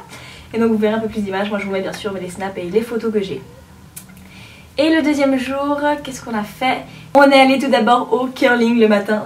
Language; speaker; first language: French; native; French